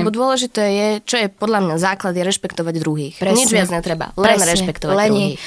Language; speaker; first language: Slovak; native; Slovak